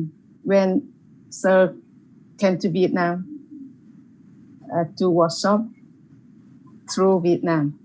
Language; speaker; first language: English; non-native, learner; Vietnamese